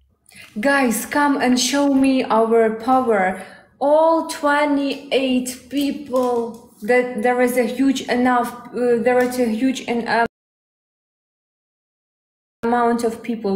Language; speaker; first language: English; non-native, learner; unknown